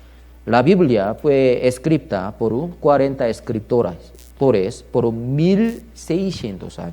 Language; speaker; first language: Spanish; non-native, learner; Korean